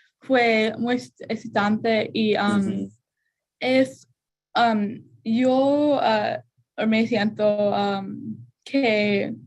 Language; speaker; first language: Spanish; non-native, learner; English